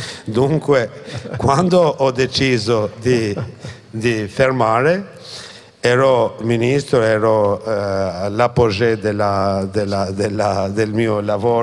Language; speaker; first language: Italian; non-native, fluent; Albanian